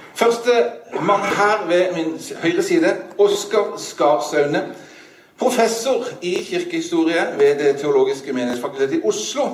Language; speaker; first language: Norwegian; native; Norwegian